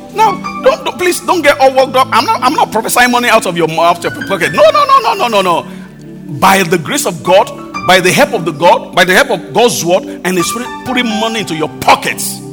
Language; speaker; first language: English; non-native, local second language; Yoruba